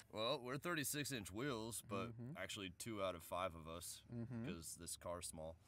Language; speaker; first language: English; native; English